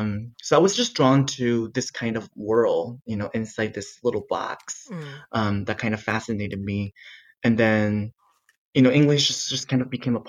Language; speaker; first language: English; non-native, fluent; Chinese